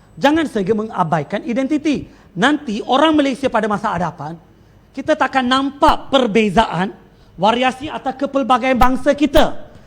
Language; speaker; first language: Malay; non-native, local second language; Tamil